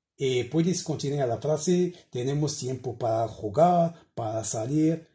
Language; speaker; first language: Spanish; non-native, learner; Arabic